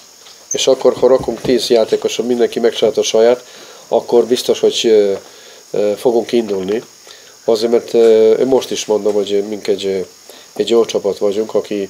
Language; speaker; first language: Hungarian; non-native, fluent; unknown